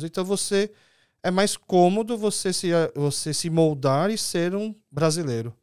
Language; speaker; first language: Portuguese; early bilingual, other home language; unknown